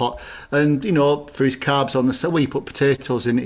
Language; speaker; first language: English; native; English